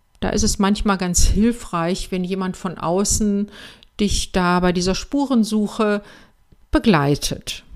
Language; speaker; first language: German; native; German